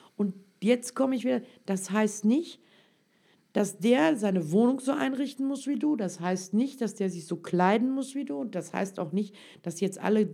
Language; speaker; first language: German; early bilingual, other home language; Turkish